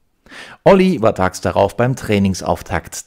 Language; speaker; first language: German; native; German